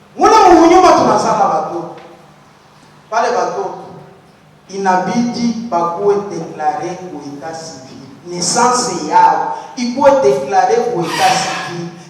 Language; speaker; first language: Swahili; native; Swahili